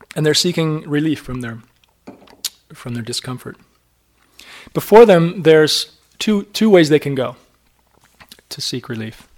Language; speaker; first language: English; native; English